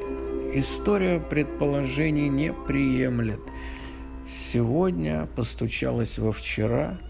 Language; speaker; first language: Russian; native; Russian